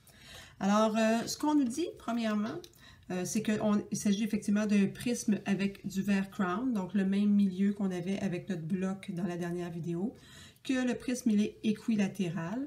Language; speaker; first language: French; native; French